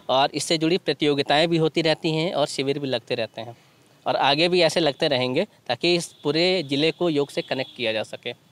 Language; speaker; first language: Hindi; native; Hindi